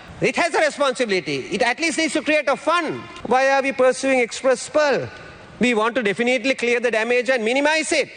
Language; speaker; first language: English; non-native, local second language; Sinhala